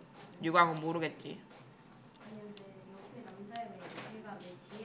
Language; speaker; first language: Korean; native; Korean